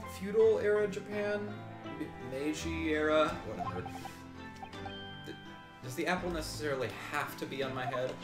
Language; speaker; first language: English; native; English